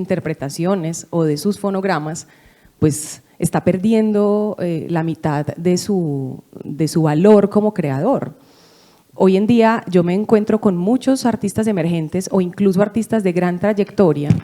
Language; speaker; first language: Spanish; native; Spanish